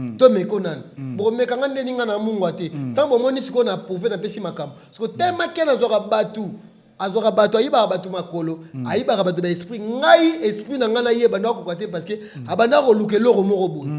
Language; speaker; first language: Lingala; native; Lingala